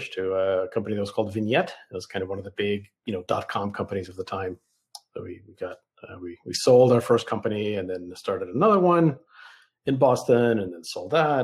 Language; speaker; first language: English; early bilingual, other home language; Russian